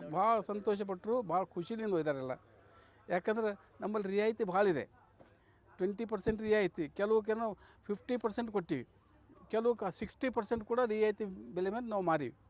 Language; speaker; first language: Kannada; native; Kannada